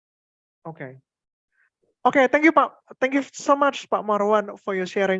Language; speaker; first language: English; non-native, fluent; Indonesian